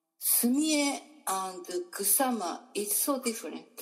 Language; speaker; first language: English; non-native, learner; Japanese